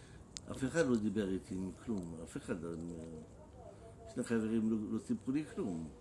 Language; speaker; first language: Hebrew; non-native, fluent; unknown